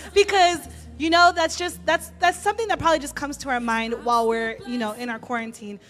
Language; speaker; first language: English; early bilingual, other home language; Spanish